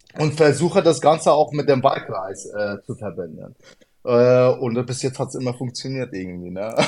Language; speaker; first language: German; early bilingual, other home language; Arabic